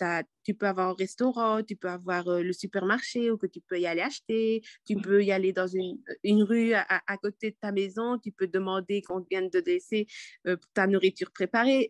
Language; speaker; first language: French; non-native, fluent; Quechua